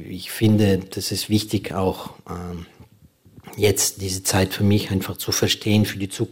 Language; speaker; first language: German; non-native, fluent; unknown